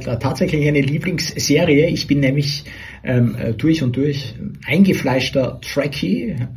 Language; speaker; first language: German; native; German